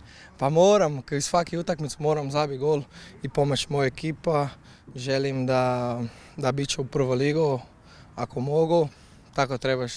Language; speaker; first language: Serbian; non-native, learner; Portuguese